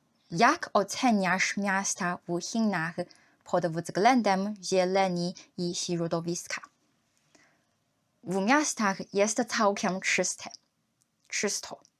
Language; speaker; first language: Polish; non-native, learner; Chinese